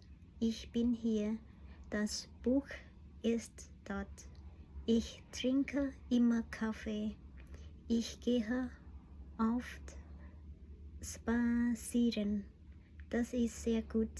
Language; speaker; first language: German; non-native, learner; Khmer